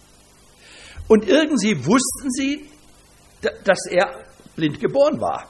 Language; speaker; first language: German; native; German